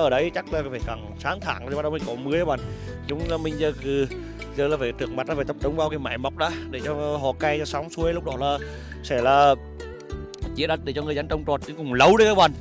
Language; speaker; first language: Vietnamese; native; Vietnamese